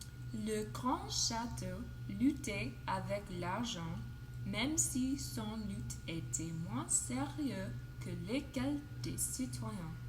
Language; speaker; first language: French; non-native, learner; English